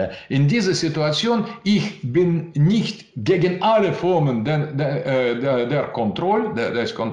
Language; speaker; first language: German; non-native, learner; Russian